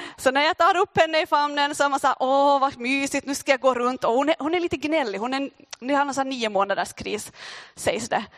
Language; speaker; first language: Swedish; native; Swedish